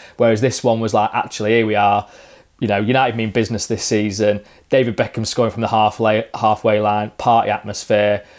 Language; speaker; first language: English; native; English